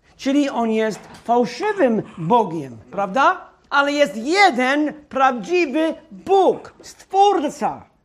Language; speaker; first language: Polish; non-native, fluent; English